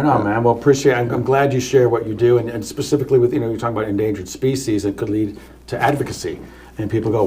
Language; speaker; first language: English; native; English